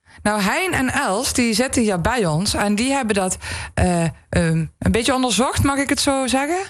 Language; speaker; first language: Dutch; native; Dutch